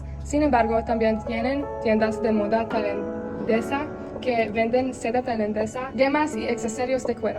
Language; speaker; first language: Spanish; non-native, learner; Thai